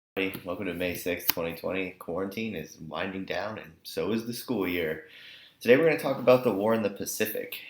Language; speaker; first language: English; native; English